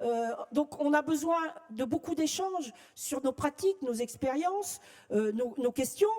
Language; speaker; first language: French; native; French